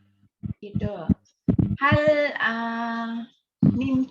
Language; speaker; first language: Arabic; non-native, learner; Malay